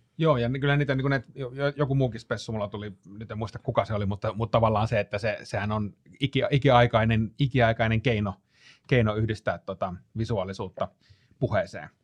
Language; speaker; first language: Finnish; native; Finnish